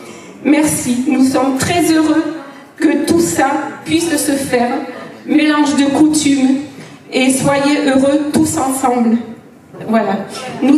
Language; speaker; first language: French; native; French